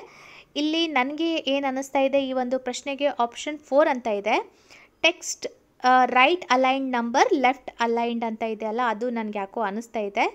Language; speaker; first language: Kannada; native; Kannada